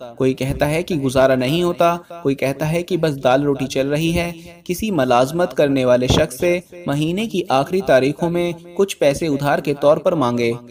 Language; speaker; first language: Urdu; native; Urdu